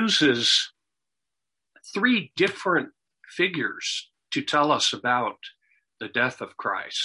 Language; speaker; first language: English; native; English